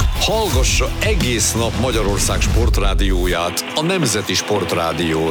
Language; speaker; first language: Hungarian; native; Hungarian